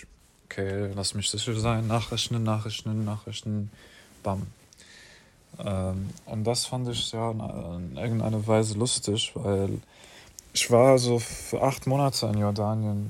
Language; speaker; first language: German; non-native, learner; English